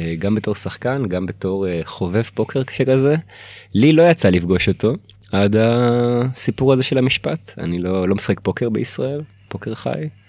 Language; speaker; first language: Hebrew; early bilingual, other home language; Russian